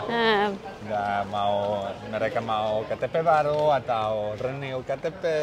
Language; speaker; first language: Indonesian; non-native, learner; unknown